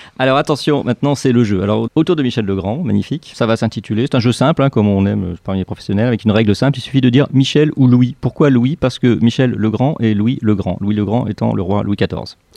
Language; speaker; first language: French; native; French